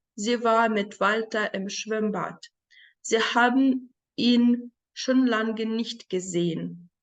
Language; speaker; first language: German; non-native, fluent; Ukrainian